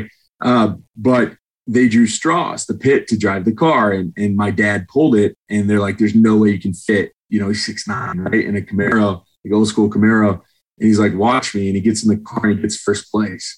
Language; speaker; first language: English; native; English